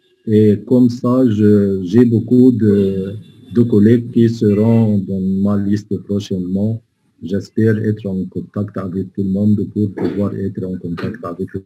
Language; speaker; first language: French; non-native, fluent; Arabic